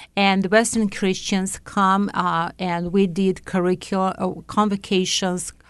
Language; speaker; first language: English; non-native, fluent; Latvian